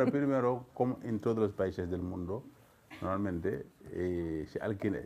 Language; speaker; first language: Spanish; non-native, fluent; Wolof